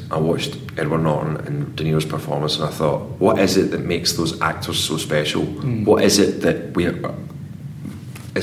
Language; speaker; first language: English; native; English